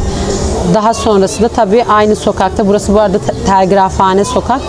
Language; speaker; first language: Turkish; early bilingual, heritage; Turkish